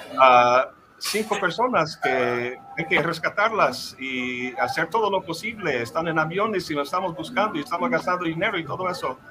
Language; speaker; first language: Spanish; non-native, fluent; English